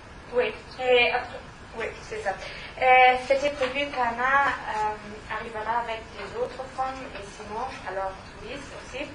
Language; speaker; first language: French; non-native, learner; German